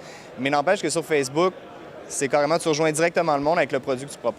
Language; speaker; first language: French; native; French